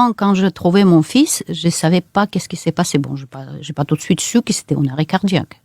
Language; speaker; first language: French; non-native, fluent; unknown